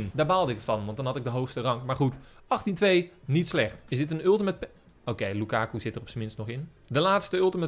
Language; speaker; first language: Dutch; native; Dutch